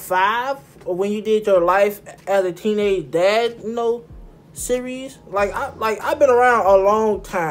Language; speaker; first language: English; native; English